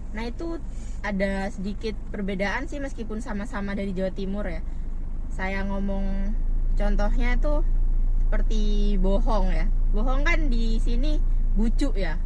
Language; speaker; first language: Indonesian; native; Indonesian